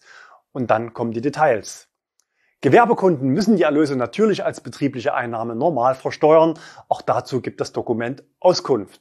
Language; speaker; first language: German; native; German